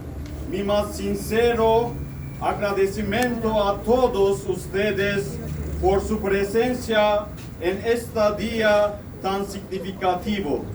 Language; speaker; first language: Spanish; non-native, fluent; Armenian